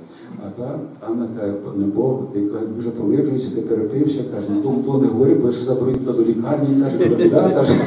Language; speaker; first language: Ukrainian; native; Ukrainian